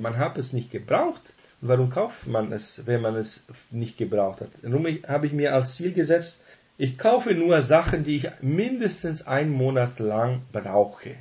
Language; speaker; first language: German; non-native, fluent; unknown